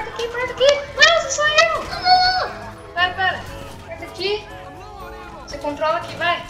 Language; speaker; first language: Portuguese; native; Portuguese